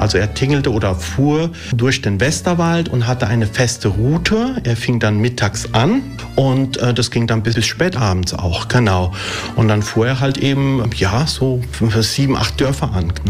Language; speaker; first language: German; early bilingual, other home language; Italian